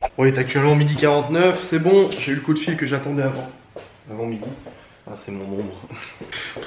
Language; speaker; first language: French; native; French